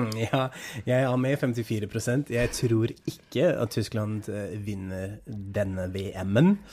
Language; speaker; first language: Norwegian; non-native, fluent; German